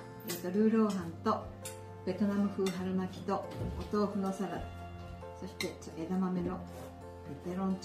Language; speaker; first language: Japanese; native; Japanese